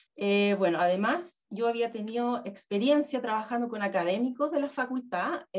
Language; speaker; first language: Spanish; native; Spanish